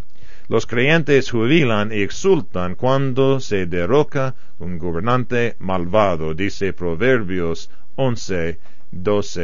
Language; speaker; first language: Spanish; non-native, fluent; English